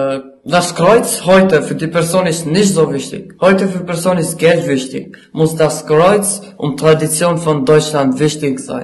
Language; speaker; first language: German; non-native, learner; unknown